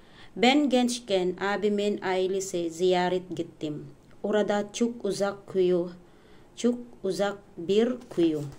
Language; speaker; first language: Turkish; non-native, learner; Filipino